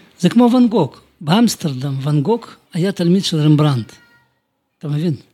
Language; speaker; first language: Hebrew; non-native, fluent; Russian